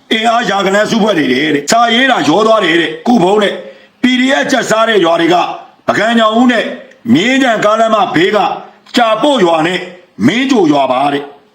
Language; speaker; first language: Burmese; native; Burmese